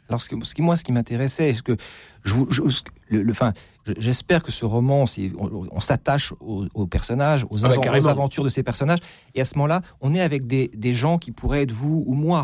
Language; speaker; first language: French; native; French